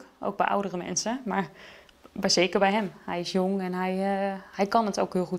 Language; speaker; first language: Dutch; native; Dutch